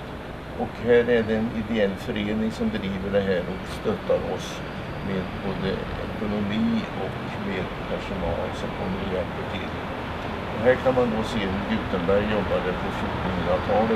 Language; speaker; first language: Swedish; native; Swedish